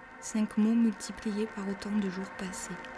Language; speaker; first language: French; native; French